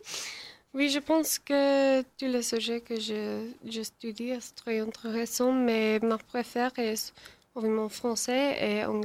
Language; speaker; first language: French; non-native, learner; English